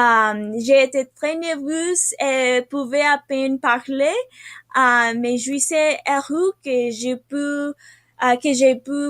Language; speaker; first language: French; non-native, learner; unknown